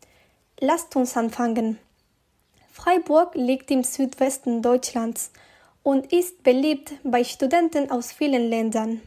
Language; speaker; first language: German; non-native, learner; Spanish